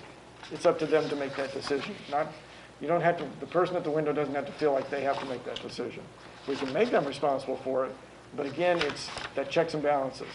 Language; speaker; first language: English; native; English